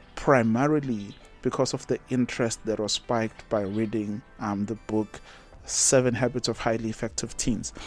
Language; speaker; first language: English; non-native, local second language; Zulu